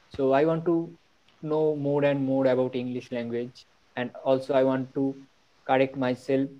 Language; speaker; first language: English; non-native, local second language; Bangla